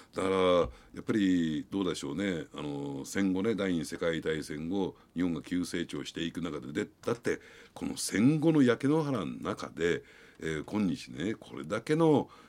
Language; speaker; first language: Japanese; native; Japanese